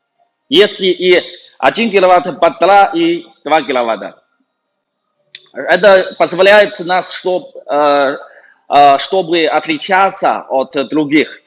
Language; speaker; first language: Russian; non-native, learner; Chinese